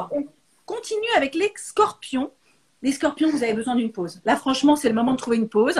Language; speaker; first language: French; native; French